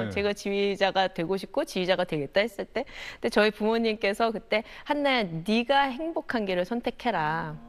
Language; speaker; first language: Korean; native; Korean